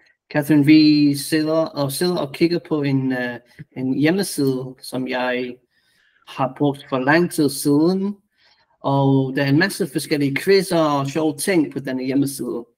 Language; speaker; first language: Danish; non-native, fluent; English